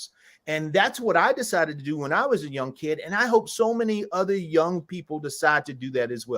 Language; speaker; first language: English; native; English